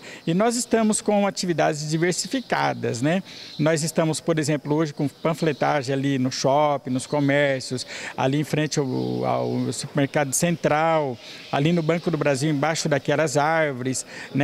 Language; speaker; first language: Portuguese; native; Portuguese